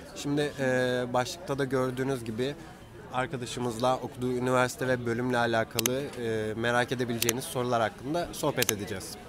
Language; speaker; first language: Turkish; native; Turkish